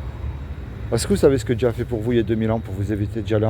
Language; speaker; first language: French; native; French